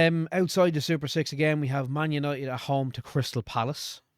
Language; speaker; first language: English; native; English